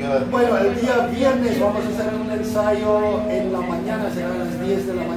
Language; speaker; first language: Spanish; non-native, fluent; Afrikaans